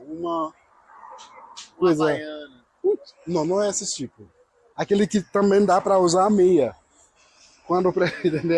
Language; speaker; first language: Portuguese; non-native, learner; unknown